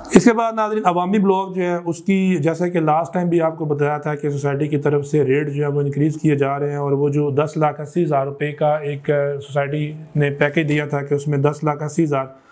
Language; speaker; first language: Urdu; non-native, local second language; Punjabi